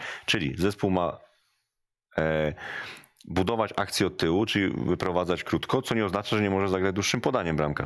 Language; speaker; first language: Polish; native; Polish